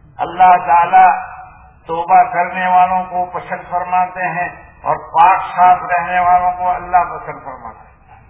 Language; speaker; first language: Urdu; non-native, local second language; Gujarati